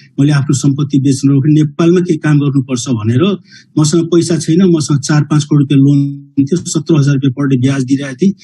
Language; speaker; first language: Nepali; native; Nepali